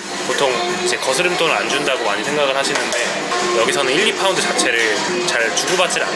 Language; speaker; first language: Korean; native; Korean